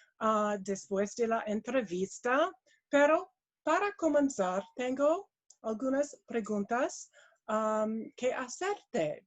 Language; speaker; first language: Spanish; non-native, learner; English